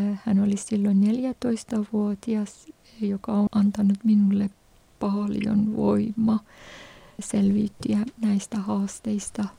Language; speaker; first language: Finnish; non-native, fluent; Persian